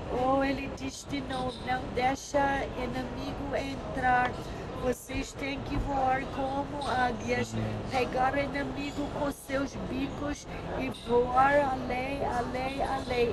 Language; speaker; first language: Portuguese; non-native, learner; English